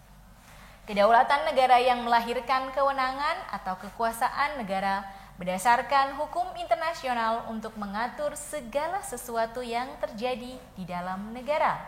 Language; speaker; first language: Indonesian; native; Indonesian